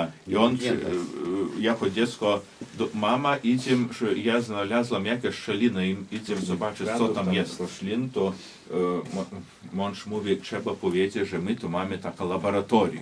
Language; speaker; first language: Polish; non-native, local second language; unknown